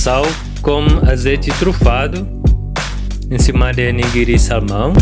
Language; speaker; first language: Portuguese; non-native, learner; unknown